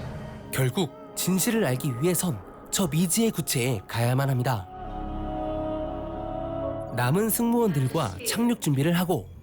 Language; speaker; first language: Korean; native; Korean